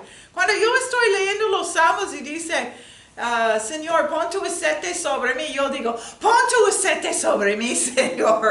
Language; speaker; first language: Spanish; non-native, learner; English